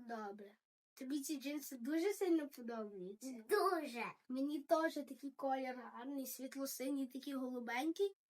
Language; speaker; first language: Ukrainian; early bilingual, heritage; Ukrainian